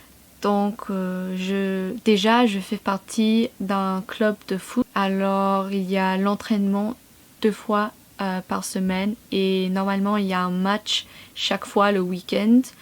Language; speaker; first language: French; non-native, fluent; English